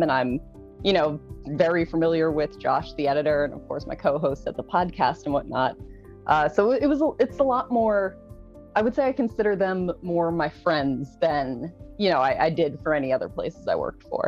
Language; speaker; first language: English; native; English